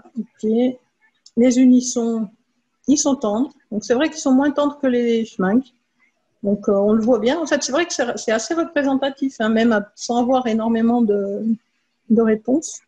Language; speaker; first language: French; native; French